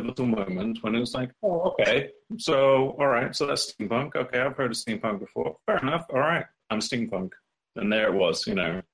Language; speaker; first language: English; native; English